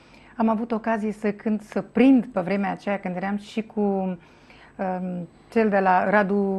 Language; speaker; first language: Romanian; native; Romanian